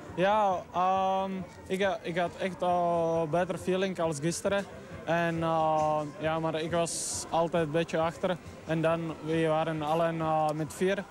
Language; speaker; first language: Dutch; non-native, fluent; Czech